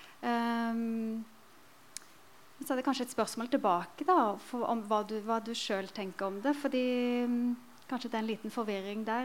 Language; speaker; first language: Norwegian; native; Norwegian